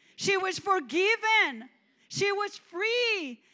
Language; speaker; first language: English; non-native, fluent; Spanish